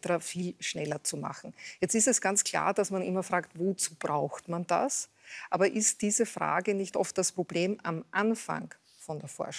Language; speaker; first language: German; native; German